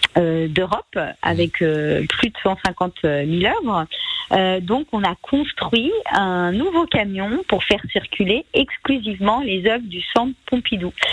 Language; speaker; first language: French; native; French